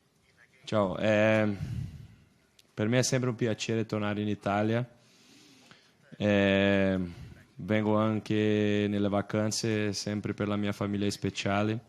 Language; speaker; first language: Italian; non-native, fluent; Portuguese